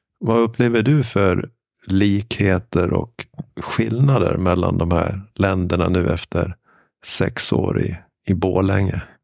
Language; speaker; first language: Swedish; native; Swedish